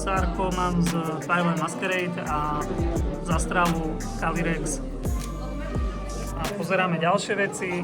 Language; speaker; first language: Slovak; native; Slovak